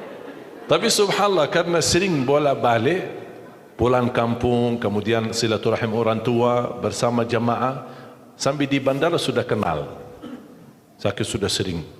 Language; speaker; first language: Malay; non-native, fluent; Arabic